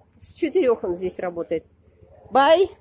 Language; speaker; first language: Russian; native; Russian